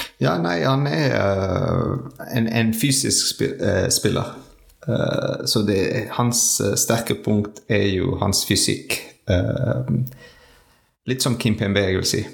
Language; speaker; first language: Norwegian; non-native, learner; French